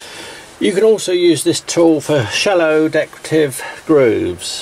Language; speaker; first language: English; native; English